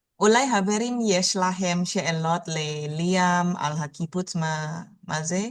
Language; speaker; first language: Hebrew; non-native, learner; Indonesian